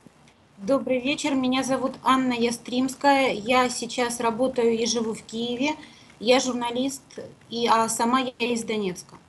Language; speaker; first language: Russian; native; Russian